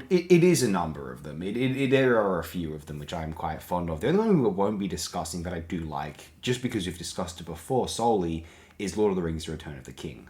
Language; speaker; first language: English; native; English